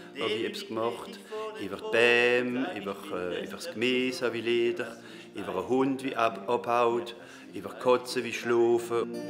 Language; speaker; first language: German; non-native, local second language; French